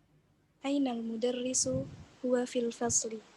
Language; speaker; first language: Arabic; non-native, learner; Indonesian